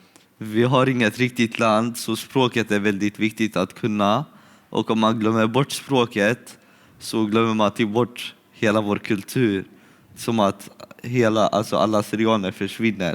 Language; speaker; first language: Swedish; early bilingual, other home language; Syriac